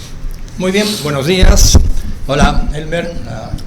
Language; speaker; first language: Spanish; native; Spanish